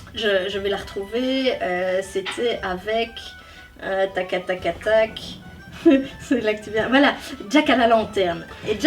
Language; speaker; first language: French; native; French